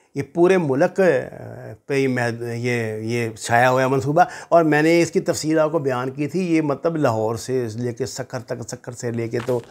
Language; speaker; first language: Urdu; native; Urdu